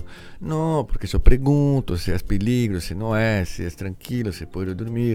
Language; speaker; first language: Spanish; non-native, learner; Portuguese